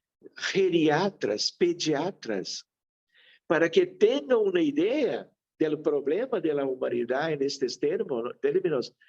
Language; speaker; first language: Spanish; non-native, fluent; Portuguese